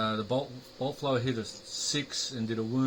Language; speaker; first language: English; native; English